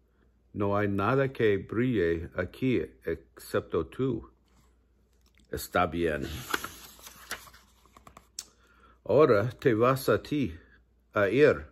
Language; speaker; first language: Spanish; non-native, learner; English